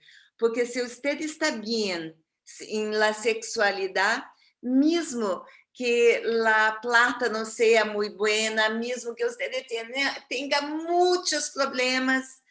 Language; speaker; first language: Spanish; non-native, fluent; Portuguese